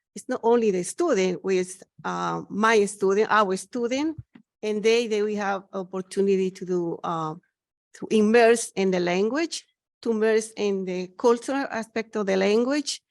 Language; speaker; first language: English; non-native, learner; Spanish